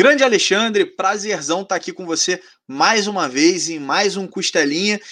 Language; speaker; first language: Portuguese; native; Portuguese